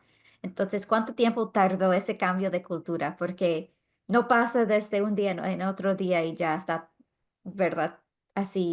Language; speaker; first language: Spanish; non-native, fluent; English